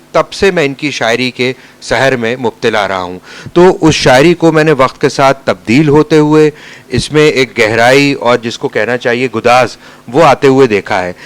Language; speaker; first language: Urdu; native; Urdu